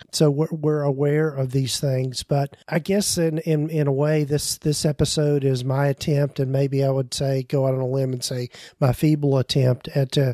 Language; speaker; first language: English; native; English